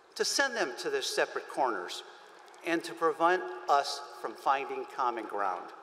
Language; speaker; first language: English; native; English